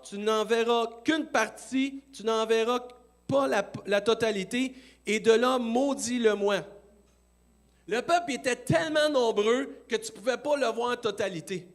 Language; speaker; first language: French; native; French